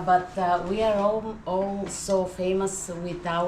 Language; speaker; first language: English; non-native, fluent; Bulgarian